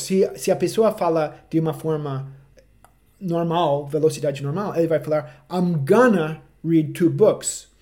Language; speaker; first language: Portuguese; non-native, fluent; English